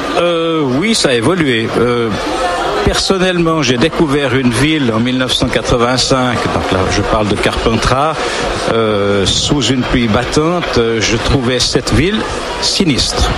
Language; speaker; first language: French; native; French